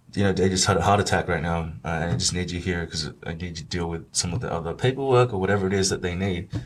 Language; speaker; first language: English; native; English